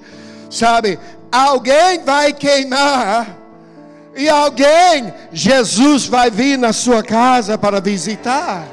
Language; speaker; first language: Portuguese; non-native, fluent; English